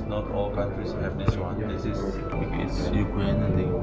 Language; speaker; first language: English; non-native, learner; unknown